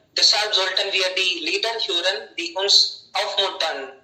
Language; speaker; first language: German; non-native, learner; Hindi